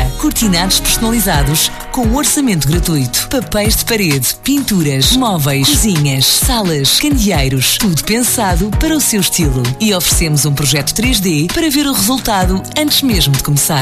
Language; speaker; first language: Portuguese; native; Portuguese